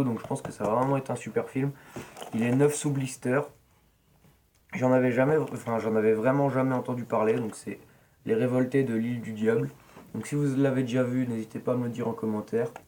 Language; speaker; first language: French; native; French